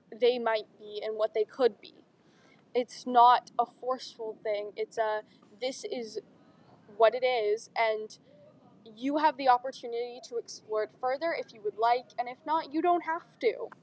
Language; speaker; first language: English; native; English